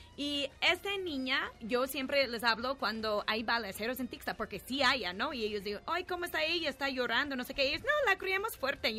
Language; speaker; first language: Spanish; non-native, fluent; English